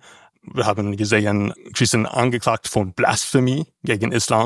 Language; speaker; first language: German; non-native, learner; English